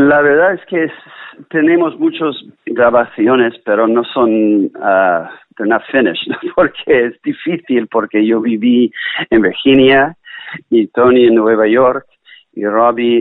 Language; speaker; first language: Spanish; non-native, learner; English